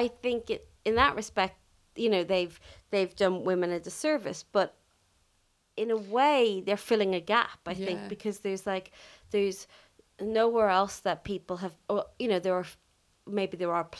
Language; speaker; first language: English; native; English